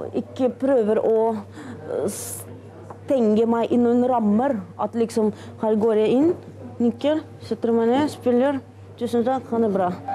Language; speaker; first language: Norwegian; non-native, fluent; Russian